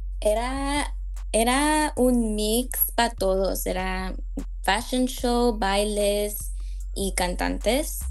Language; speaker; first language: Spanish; early bilingual, heritage; Spanish